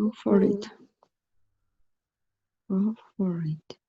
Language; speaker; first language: English; non-native, learner; Spanish